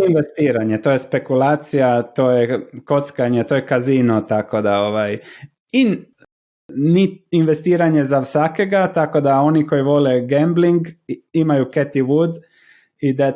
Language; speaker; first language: Slovenian; non-native, learner; Croatian